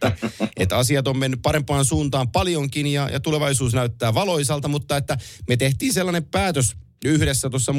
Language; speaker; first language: Finnish; native; Finnish